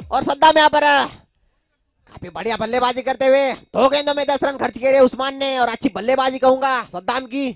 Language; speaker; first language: Hindi; non-native, local second language; Marathi